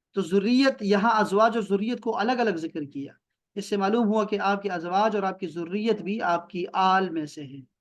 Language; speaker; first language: Urdu; non-native, local second language; Pashto